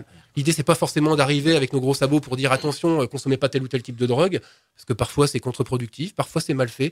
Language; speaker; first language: French; native; French